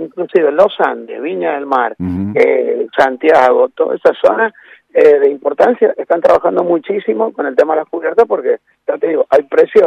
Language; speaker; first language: Spanish; native; Spanish